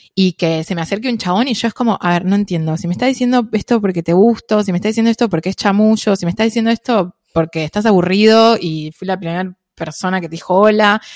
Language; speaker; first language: Spanish; native; Spanish